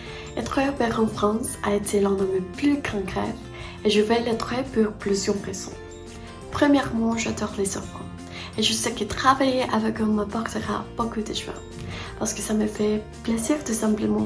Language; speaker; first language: French; non-native, learner; Spanish